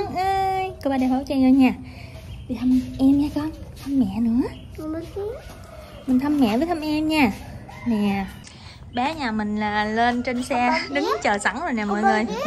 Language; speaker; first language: Vietnamese; native; Vietnamese